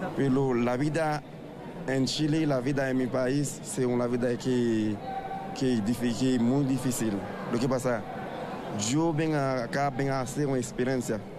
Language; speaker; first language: Spanish; non-native, learner; Haitian Creole